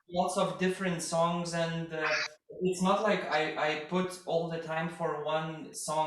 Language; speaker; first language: English; non-native, fluent; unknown